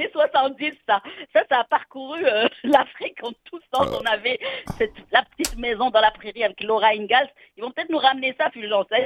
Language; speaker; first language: French; native; French